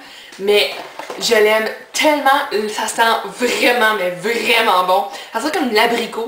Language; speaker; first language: French; native; French